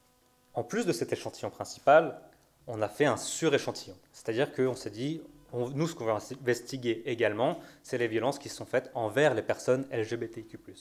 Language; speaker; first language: French; native; French